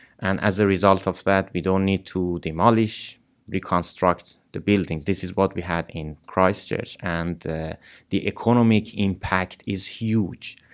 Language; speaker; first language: English; non-native, fluent; Persian